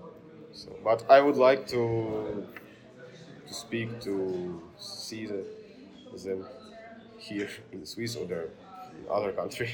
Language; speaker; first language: English; non-native, learner; Ukrainian